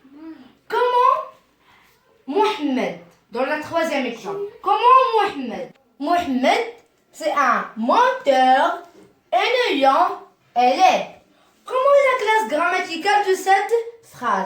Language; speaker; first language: French; non-native, learner; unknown